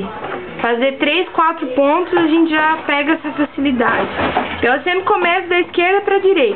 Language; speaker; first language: Portuguese; native; Portuguese